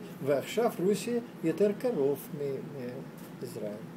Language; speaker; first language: Hebrew; non-native, learner; Russian